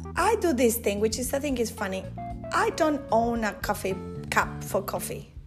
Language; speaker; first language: English; non-native, fluent; Spanish